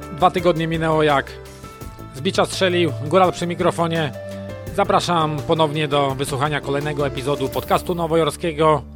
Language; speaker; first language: Polish; native; Polish